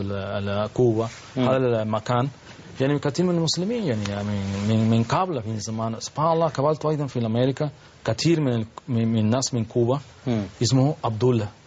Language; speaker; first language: Arabic; non-native, learner; Spanish